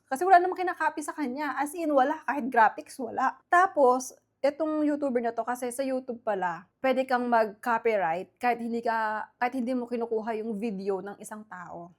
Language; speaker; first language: Filipino; native; Filipino